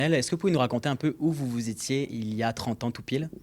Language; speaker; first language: French; native; French